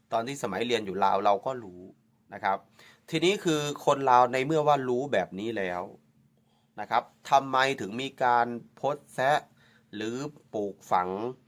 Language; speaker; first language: Thai; native; Thai